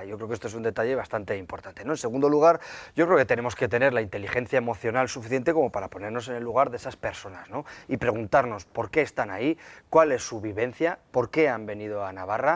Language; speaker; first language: Spanish; native; Spanish